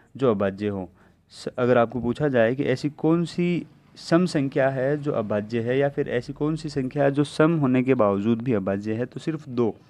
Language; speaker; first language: Hindi; native; Hindi